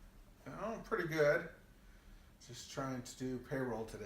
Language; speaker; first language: English; native; English